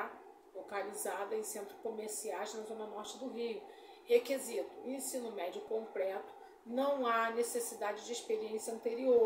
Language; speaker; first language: Portuguese; native; Portuguese